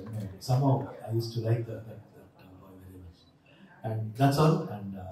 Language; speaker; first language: Tamil; non-native, learner; Kannada